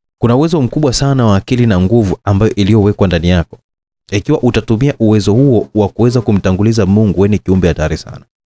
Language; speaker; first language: Swahili; native; Swahili